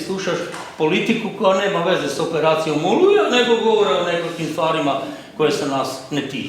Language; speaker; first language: Croatian; native; Croatian